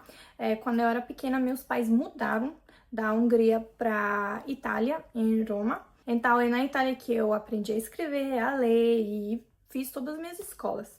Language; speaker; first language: Portuguese; non-native, fluent; Hungarian